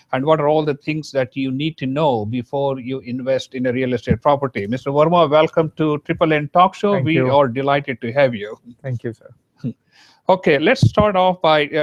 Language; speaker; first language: English; non-native, local second language; Kannada